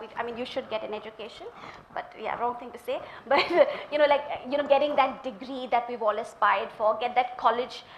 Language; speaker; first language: English; non-native, local second language; Malayalam